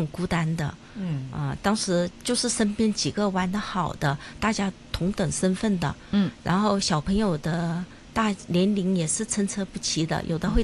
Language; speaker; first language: Chinese; native; Chinese